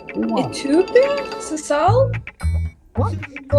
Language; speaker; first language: English; non-native, learner; Thai